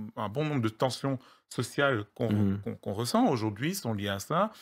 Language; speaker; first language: French; native; French